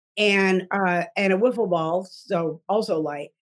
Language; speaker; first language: English; native; English